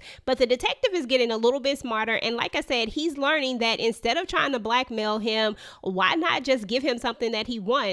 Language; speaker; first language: English; native; English